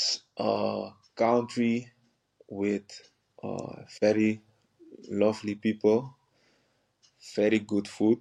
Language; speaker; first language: English; non-native, fluent; Dutch